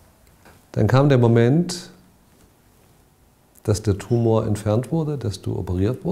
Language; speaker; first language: German; native; German